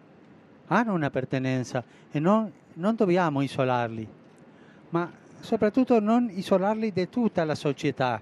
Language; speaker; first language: Italian; non-native, fluent; Spanish